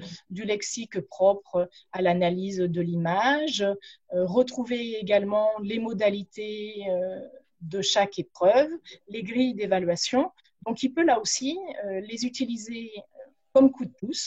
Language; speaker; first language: French; native; French